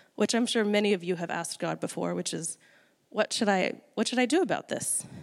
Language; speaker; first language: English; native; English